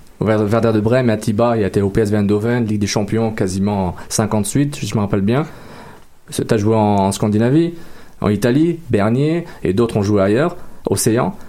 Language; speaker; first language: French; native; French